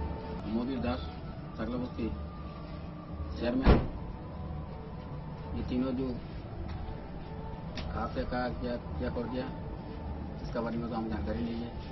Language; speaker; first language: Hindi; non-native, local second language; Bangla